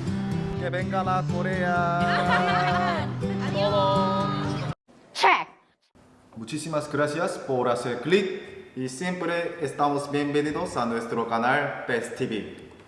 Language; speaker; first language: Spanish; non-native, fluent; Korean